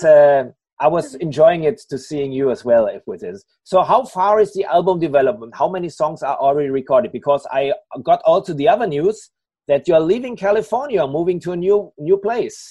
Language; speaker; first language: English; non-native, fluent; German